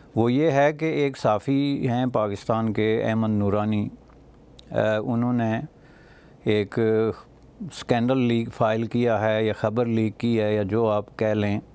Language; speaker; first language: Urdu; non-native, local second language; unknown